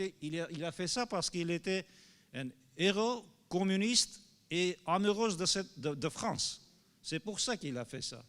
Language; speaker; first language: French; non-native, fluent; Armenian